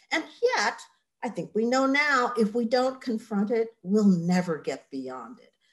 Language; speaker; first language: English; native; English